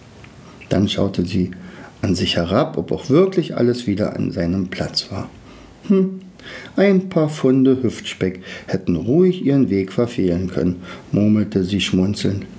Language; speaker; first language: German; native; German